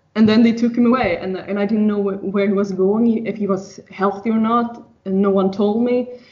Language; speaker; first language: English; non-native, fluent; Swedish